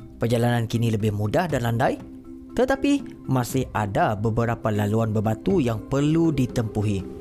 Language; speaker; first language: Malay; native; Malay